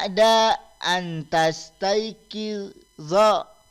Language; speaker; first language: Arabic; non-native, fluent; Indonesian